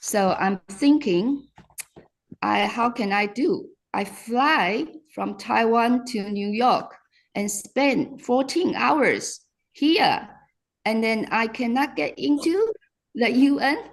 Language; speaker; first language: English; non-native, fluent; Chinese